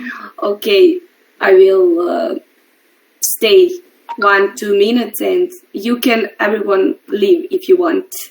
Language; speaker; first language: English; non-native, learner; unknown